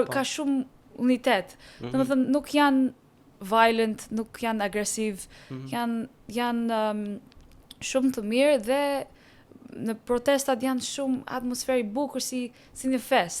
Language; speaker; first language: Albanian; non-native, learner; Persian